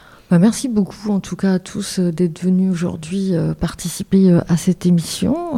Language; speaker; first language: French; native; French